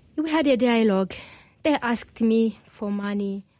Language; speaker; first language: English; non-native, learner; Kinyarwanda